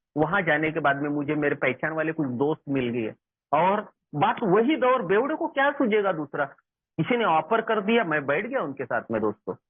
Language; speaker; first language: Hindi; non-native, local second language; Marathi